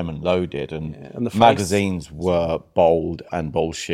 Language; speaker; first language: English; native; English